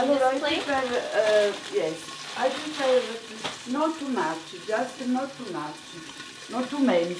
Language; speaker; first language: English; non-native, learner; Italian